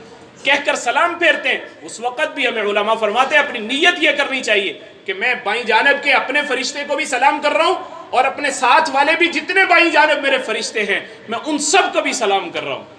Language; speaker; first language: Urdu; non-native, local second language; Punjabi